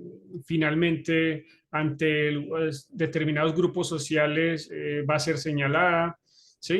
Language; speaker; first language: Spanish; native; Spanish